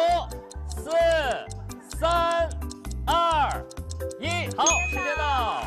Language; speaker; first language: Chinese; native; Chinese